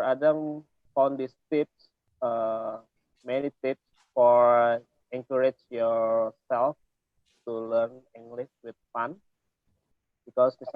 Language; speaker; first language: English; non-native, learner; Indonesian